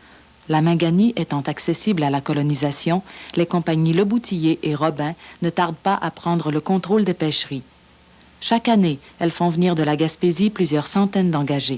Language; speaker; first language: French; native; French